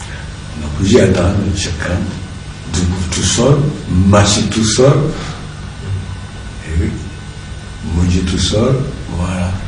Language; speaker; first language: French; non-native, learner; Japanese